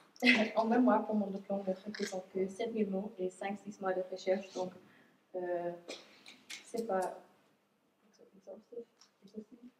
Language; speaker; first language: French; non-native, fluent; English